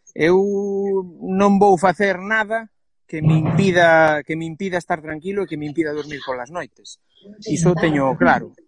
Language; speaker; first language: Galician; non-native, local second language; Spanish